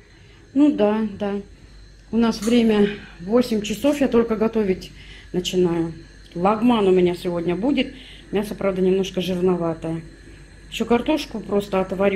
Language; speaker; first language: Russian; native; Russian